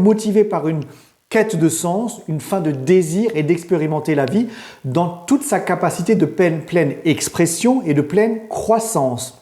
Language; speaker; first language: French; native; French